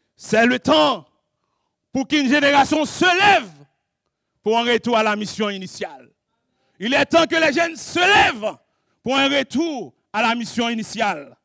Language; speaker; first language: French; non-native, local second language; Haitian Creole